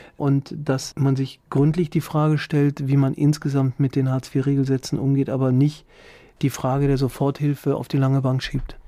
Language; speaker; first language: German; native; German